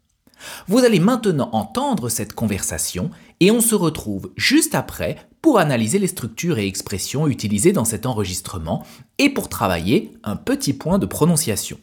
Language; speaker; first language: French; native; French